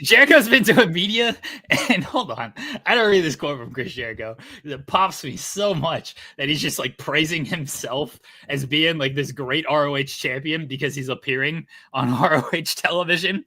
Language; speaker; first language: English; native; English